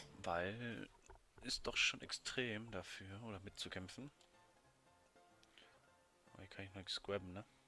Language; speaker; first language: German; native; German